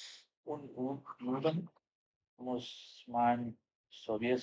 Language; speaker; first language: German; non-native, learner; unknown